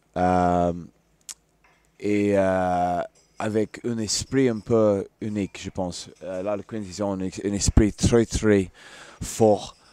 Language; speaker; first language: French; non-native, fluent; English